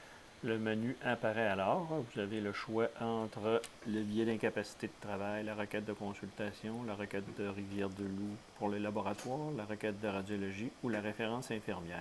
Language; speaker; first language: French; native; French